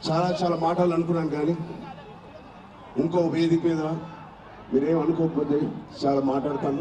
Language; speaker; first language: Telugu; native; Telugu